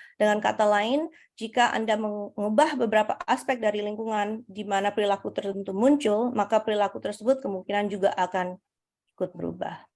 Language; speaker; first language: Indonesian; early bilingual, heritage; Indonesian